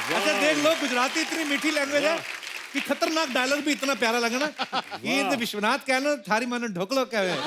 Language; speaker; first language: Hindi; non-native, local second language; Punjabi